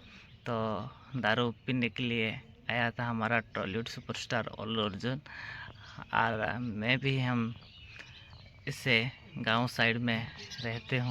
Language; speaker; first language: Hindi; non-native, local second language; Odia